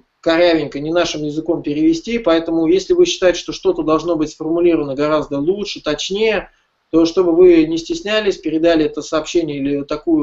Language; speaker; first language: Russian; native; Russian